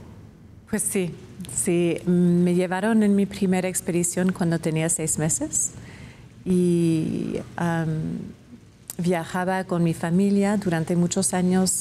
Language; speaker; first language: Spanish; non-native, fluent; English